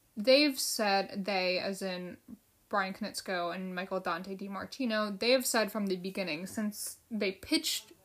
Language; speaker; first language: English; early bilingual, other home language; Filipino